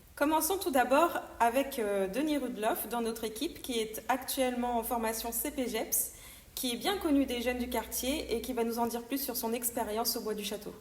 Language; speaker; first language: French; native; French